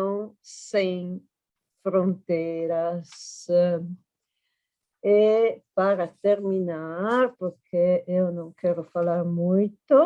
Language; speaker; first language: Portuguese; non-native, fluent; Italian